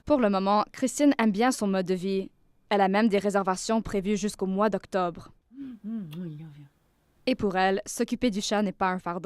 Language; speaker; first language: French; native; French